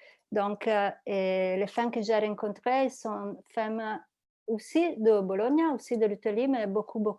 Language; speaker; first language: French; non-native, learner; Italian